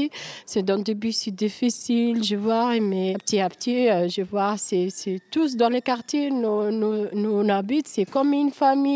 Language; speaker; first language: French; non-native, learner; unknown